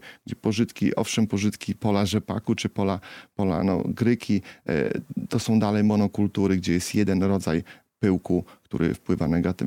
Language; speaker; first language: Polish; native; Polish